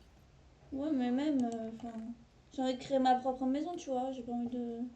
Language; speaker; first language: French; native; French